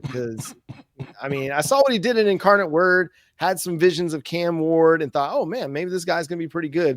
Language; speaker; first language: English; native; English